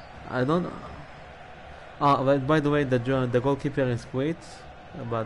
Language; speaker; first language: English; non-native, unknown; Hebrew